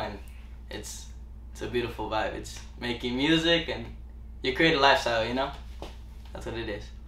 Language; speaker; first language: English; early bilingual, other home language; Spanish